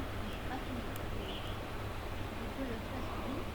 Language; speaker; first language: French; non-native, learner; Spanish